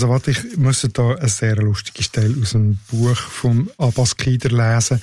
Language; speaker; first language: German; native; German